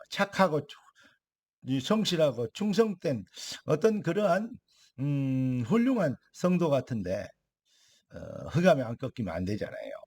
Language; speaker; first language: Korean; native; Korean